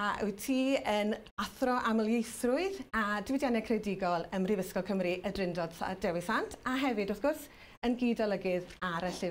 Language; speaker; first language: Welsh; native; Welsh